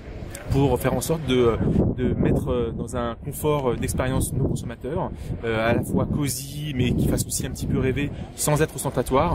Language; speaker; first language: French; native; French